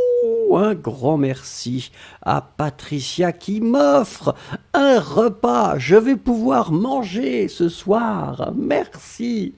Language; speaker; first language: French; native; French